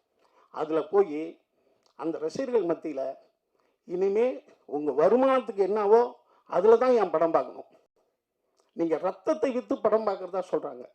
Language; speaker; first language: Tamil; native; Tamil